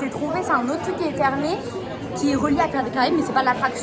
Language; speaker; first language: French; native; French